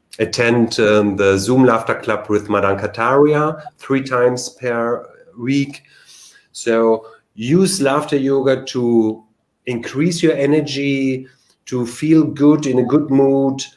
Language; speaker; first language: English; non-native, learner; German